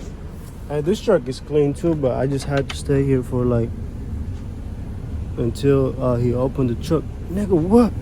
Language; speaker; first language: English; native; English